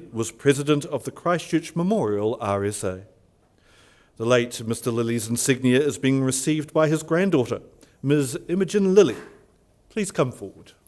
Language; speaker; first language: English; native; English